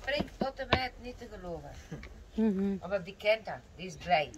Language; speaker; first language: Dutch; native; Dutch